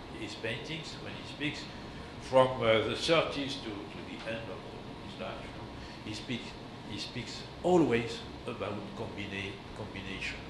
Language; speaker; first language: English; non-native, learner; French